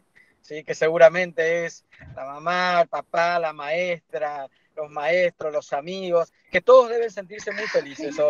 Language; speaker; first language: Spanish; native; Spanish